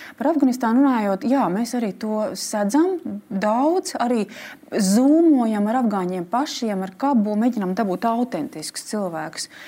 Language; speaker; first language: Latvian; native; Latvian